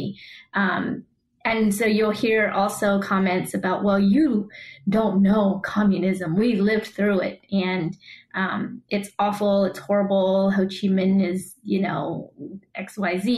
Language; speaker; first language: English; native; English